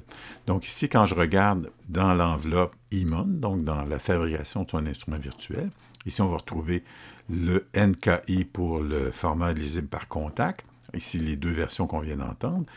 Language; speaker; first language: French; native; French